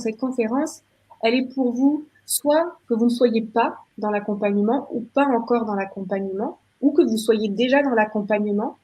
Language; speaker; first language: French; native; French